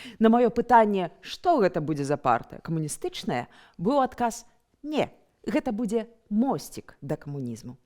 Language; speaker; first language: Belarusian; native; Belarusian